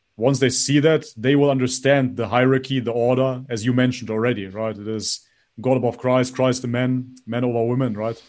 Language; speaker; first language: English; non-native, fluent; Macedonian